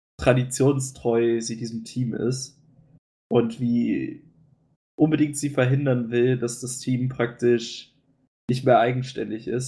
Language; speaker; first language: German; native; German